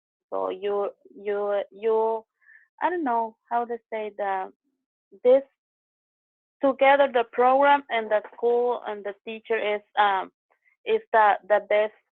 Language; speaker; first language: English; non-native, learner; Spanish